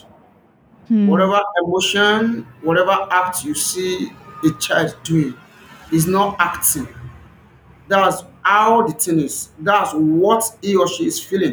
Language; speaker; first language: English; non-native, local second language; Yoruba